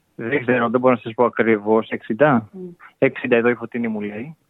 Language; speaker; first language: Greek; native; Greek